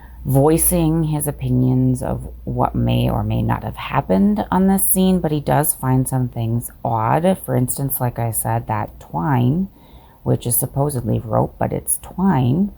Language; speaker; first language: English; native; English